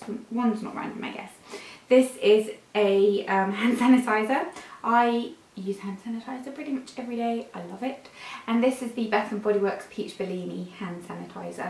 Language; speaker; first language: English; native; English